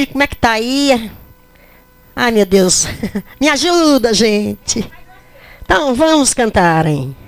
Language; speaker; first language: Portuguese; native; Portuguese